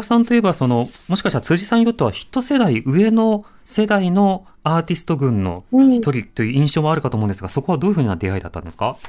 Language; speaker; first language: Japanese; native; Japanese